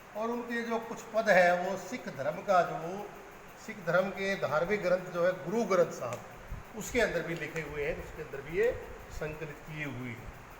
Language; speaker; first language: Hindi; native; Hindi